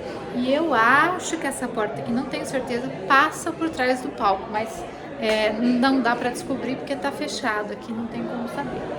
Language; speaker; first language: Portuguese; native; Portuguese